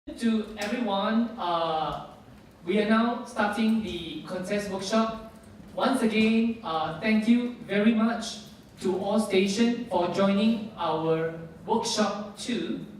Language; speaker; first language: English; non-native, fluent; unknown